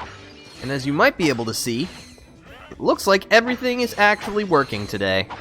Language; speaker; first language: English; native; English